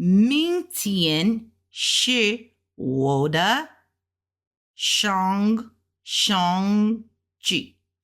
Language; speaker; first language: Chinese; non-native, learner; English